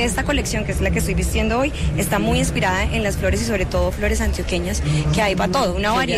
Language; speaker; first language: Spanish; native; Spanish